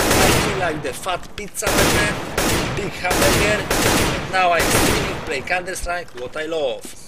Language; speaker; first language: English; non-native, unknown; Polish